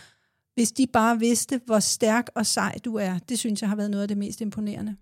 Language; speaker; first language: Danish; native; Danish